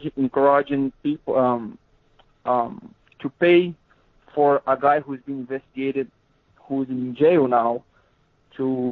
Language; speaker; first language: English; non-native, fluent; Portuguese